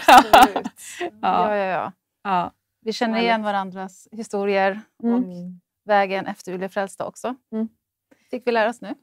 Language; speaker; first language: Swedish; native; Swedish